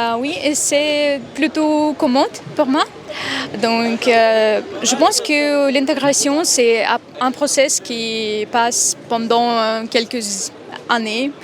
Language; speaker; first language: French; non-native, fluent; Russian